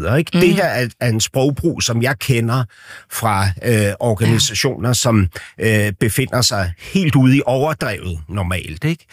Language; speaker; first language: Danish; native; Danish